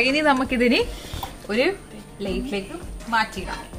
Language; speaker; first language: Malayalam; native; Malayalam